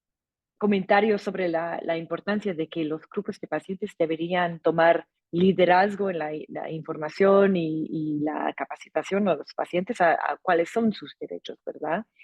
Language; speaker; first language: Spanish; non-native, fluent; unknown